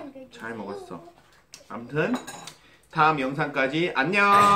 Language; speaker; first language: Korean; non-native, fluent; English